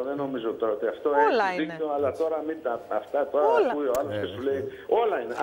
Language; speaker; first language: Greek; native; Greek